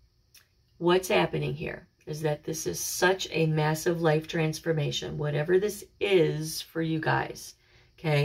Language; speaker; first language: English; native; English